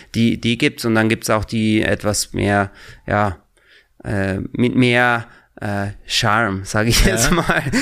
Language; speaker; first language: German; native; German